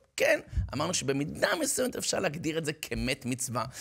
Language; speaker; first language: Hebrew; native; Hebrew